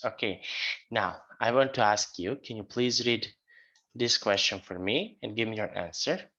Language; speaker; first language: English; non-native, fluent; Serbian